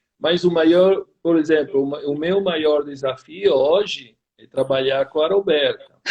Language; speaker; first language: Portuguese; non-native, fluent; Italian